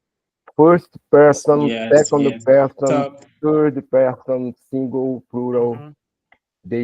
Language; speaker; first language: English; non-native, learner; Portuguese